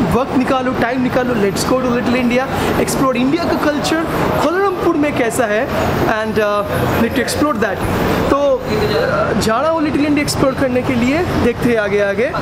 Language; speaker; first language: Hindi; non-native, local second language; Bangla